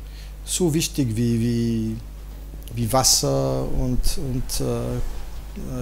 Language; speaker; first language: German; non-native, fluent; French